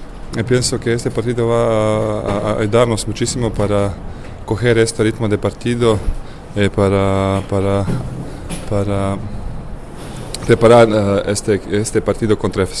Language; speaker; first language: Spanish; non-native, learner; Bosnian